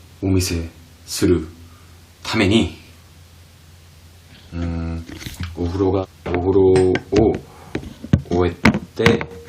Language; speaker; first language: Japanese; non-native, fluent; Korean